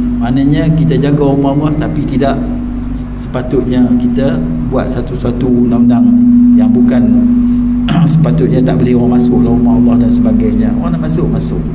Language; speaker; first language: Malay; native; Malay